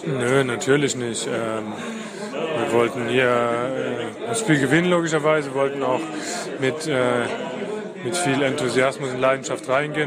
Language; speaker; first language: German; native; German